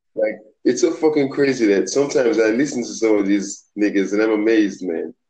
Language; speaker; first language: English; non-native, local second language; Yoruba